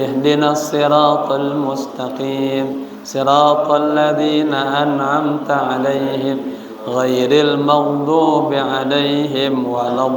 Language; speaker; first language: Arabic; non-native, fluent; Indonesian